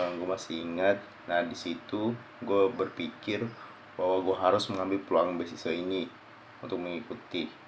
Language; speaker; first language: Indonesian; early bilingual, heritage; Indonesian